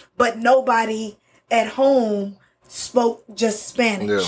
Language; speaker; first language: English; early bilingual, other home language; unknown